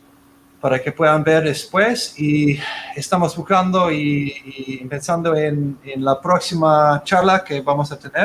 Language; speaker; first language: Spanish; non-native, fluent; English